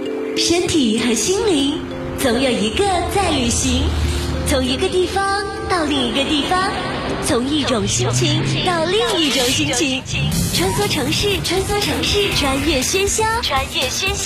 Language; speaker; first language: Chinese; native; Chinese